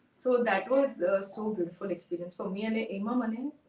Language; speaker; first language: English; non-native, local second language; Gujarati